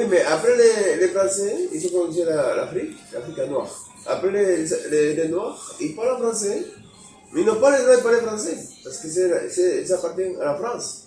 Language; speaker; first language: French; non-native, learner; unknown